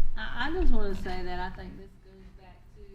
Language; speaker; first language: English; native; English